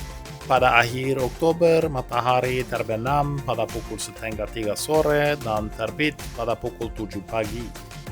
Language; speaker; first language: Indonesian; non-native, fluent; Norwegian